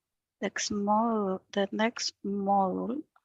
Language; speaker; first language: English; non-native, learner; Spanish